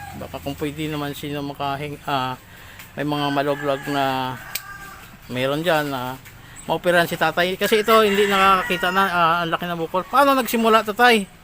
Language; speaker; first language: Filipino; native; Filipino